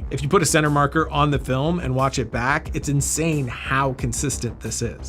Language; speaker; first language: English; native; English